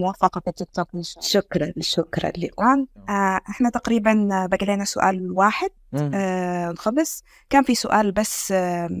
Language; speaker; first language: Arabic; native; Arabic